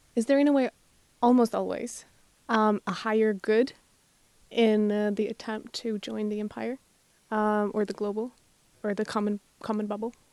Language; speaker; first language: English; non-native, fluent; Slovak